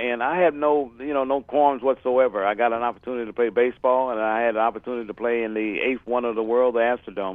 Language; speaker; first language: English; native; English